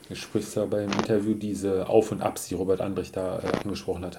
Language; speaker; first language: German; native; German